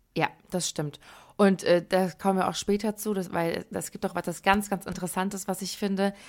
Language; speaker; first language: German; early bilingual, other home language; Persian